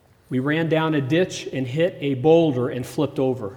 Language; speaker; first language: English; early bilingual, other home language; German